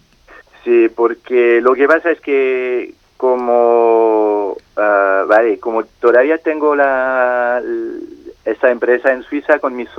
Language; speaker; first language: Spanish; non-native, fluent; French